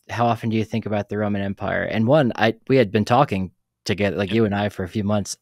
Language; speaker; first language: English; native; English